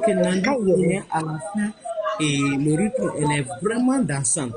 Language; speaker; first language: French; non-native, local second language; Bambara